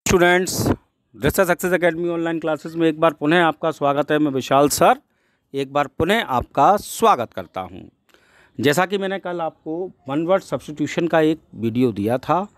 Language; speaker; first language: Hindi; native; Hindi